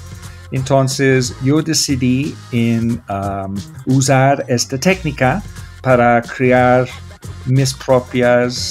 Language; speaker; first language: Spanish; non-native, fluent; English